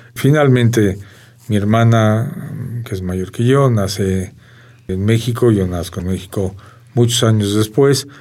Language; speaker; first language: Spanish; native; Spanish